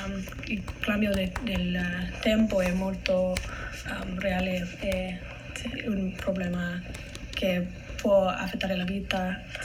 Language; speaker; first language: Italian; non-native, learner; English